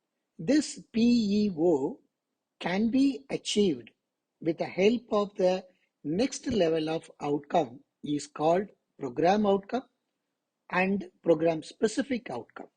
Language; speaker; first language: English; non-native, local second language; Tamil